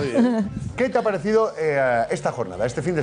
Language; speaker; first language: Spanish; native; Spanish